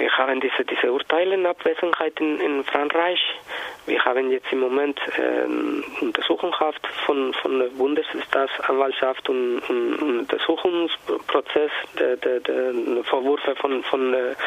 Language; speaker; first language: German; non-native, learner; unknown